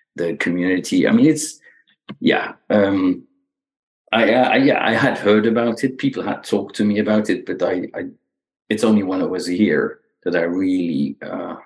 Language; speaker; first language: English; non-native, fluent; Dutch